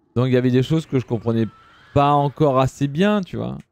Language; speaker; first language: French; early bilingual, other home language; Italian